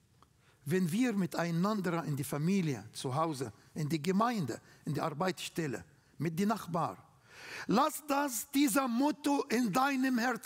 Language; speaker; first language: German; non-native, fluent; Arabic